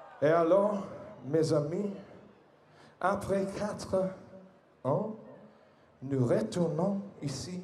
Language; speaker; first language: French; non-native, learner; English